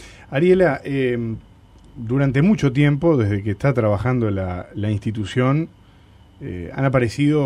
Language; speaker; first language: Spanish; native; Spanish